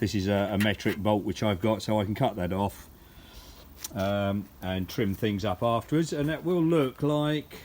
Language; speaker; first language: English; native; English